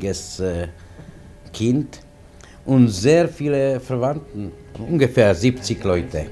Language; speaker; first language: German; non-native, fluent; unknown